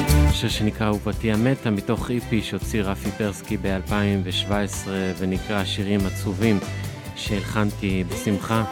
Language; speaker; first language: Hebrew; native; Hebrew